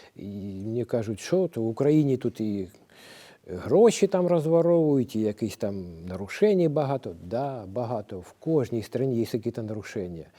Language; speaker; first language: Ukrainian; non-native, local second language; Russian